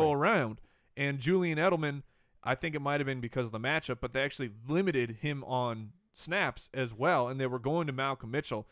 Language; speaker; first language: English; native; English